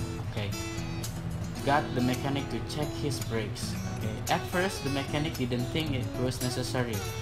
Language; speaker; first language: English; non-native, fluent; Indonesian